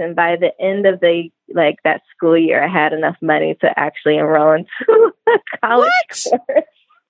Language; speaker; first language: English; native; English